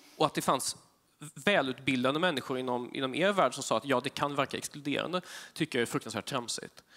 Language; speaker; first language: Swedish; early bilingual, other home language; Polish